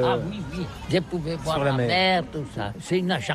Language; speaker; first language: French; non-native, learner; Catalan